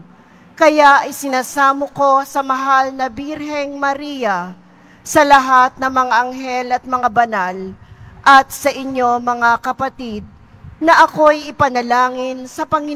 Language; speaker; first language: Filipino; native; Filipino